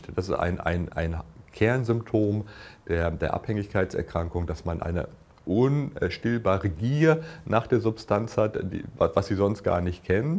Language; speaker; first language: German; native; German